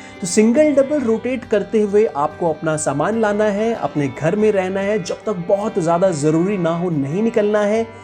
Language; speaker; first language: Hindi; native; Hindi